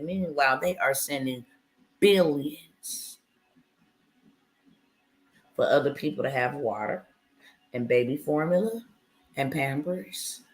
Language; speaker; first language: English; native; English